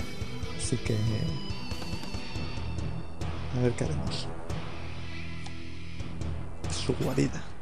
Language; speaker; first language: Spanish; native; Spanish